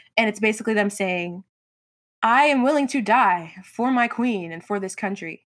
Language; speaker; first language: English; native; English